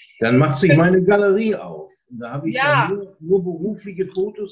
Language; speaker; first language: German; native; German